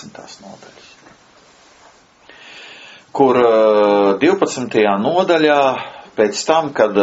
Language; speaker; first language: Latvian; native; Latvian